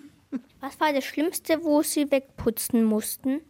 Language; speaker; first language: German; native; German